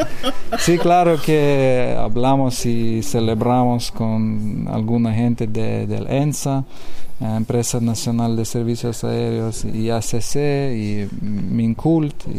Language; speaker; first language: Spanish; non-native, learner; Lithuanian